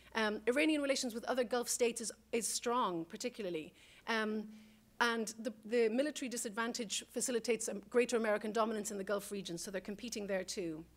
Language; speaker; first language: English; native; English